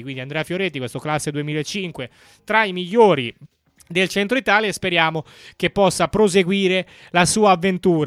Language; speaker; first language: Italian; native; Italian